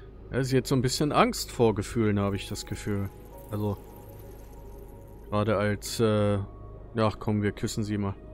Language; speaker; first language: German; native; German